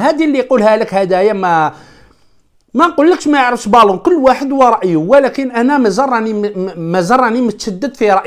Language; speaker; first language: Arabic; native; Arabic